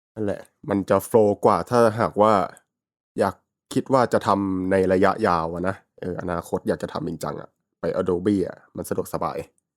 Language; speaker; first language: Thai; native; Thai